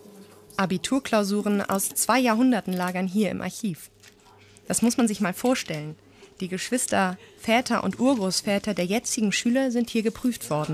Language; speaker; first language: German; native; German